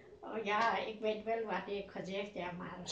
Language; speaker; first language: Dutch; non-native, learner; Nepali